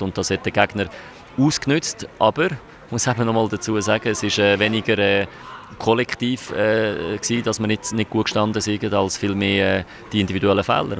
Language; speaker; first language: German; native; German